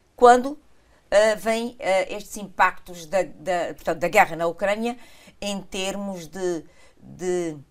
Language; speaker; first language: Portuguese; non-native, local second language; Kabuverdianu